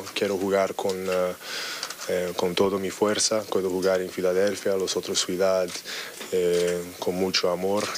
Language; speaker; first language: Spanish; non-native, learner; English